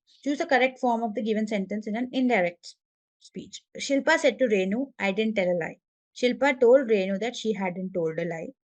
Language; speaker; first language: English; non-native, local second language; Malayalam